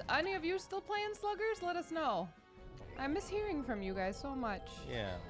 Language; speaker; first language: English; native; English